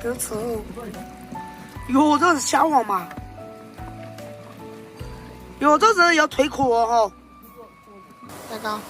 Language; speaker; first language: Chinese; native; Chinese